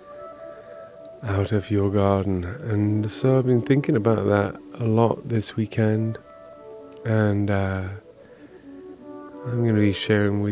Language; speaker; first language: English; native; English